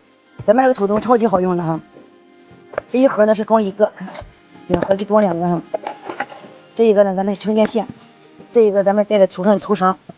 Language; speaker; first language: Chinese; native; Chinese